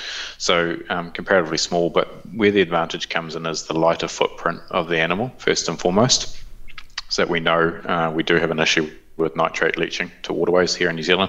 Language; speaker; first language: English; native; English